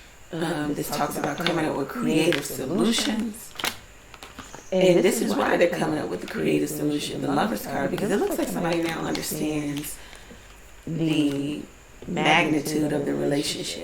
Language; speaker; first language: English; native; English